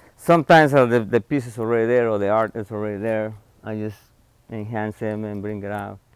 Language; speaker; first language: English; non-native, fluent; Spanish